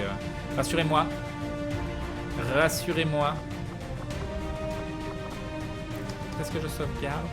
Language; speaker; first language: French; native; French